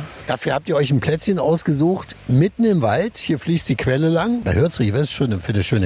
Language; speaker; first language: German; native; German